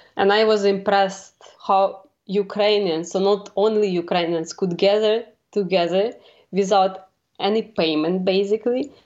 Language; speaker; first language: English; non-native, fluent; Ukrainian